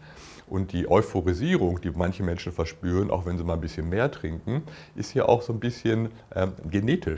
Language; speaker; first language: German; native; German